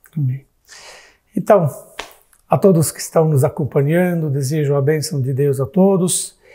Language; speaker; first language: Portuguese; non-native, fluent; Arabic